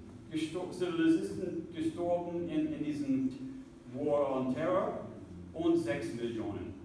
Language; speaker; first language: German; non-native, fluent; English